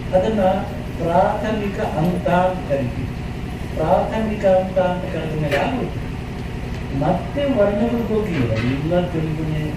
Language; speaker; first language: Kannada; non-native, local second language; Telugu